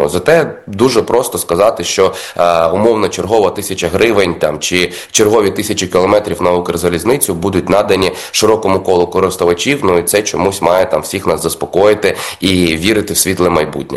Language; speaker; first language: Ukrainian; native; Ukrainian